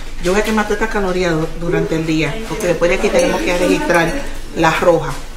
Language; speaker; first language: Spanish; early bilingual, heritage; Spanish